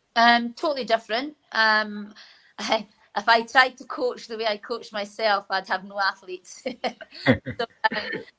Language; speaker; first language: English; native; English